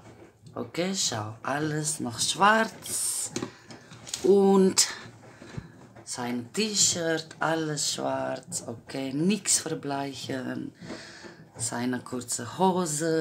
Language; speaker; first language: German; non-native, fluent; Croatian